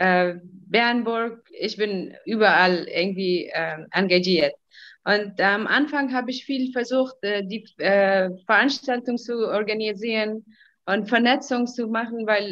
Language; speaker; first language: German; non-native, fluent; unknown